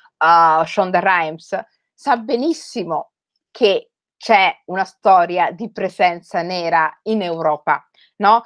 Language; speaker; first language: Italian; native; Italian